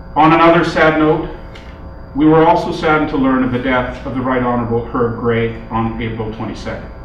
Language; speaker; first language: English; native; English